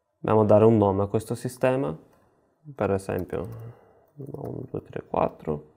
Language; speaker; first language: Italian; non-native, fluent; Russian